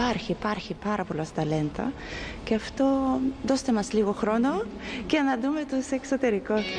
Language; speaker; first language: Greek; non-native, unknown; Ukrainian